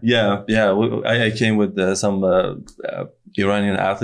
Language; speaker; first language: English; non-native, fluent; Persian